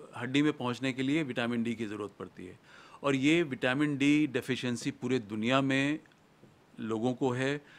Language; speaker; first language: Hindi; native; Hindi